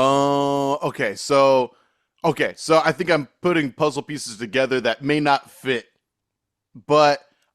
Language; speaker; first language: English; native; English